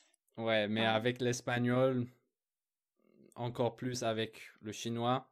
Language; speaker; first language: French; non-native, fluent; English